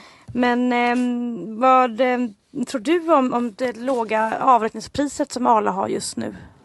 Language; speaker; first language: Swedish; native; Swedish